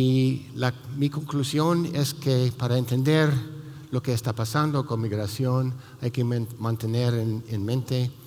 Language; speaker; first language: Spanish; non-native, fluent; English